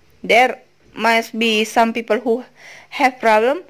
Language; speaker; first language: English; non-native, learner; Indonesian